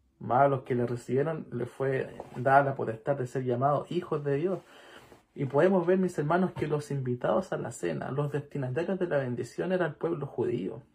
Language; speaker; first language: Spanish; native; Spanish